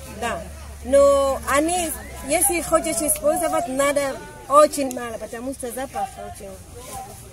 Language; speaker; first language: Russian; non-native, learner; Swahili